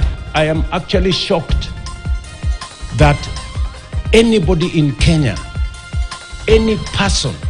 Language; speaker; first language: English; non-native, local second language; Swahili